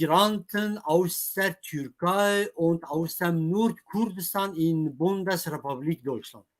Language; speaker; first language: German; non-native, fluent; Kurdish